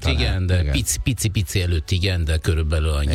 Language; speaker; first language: Hungarian; non-native, fluent; Italian